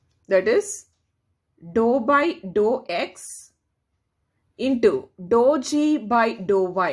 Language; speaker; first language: English; non-native, local second language; Tamil